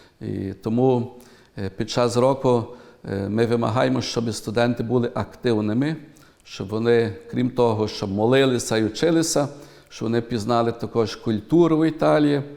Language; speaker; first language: Ukrainian; early bilingual, heritage; Ukrainian